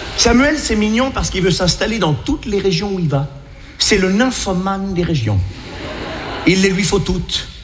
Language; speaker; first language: French; native; French